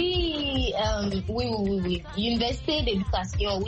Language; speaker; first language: French; non-native, learner; Akan